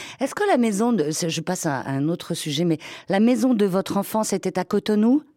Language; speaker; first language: French; native; French